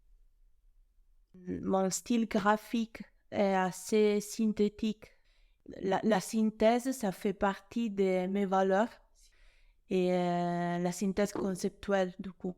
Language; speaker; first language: French; non-native, fluent; Italian